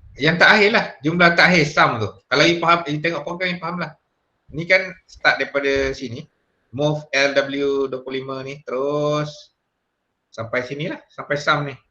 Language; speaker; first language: Malay; native; Malay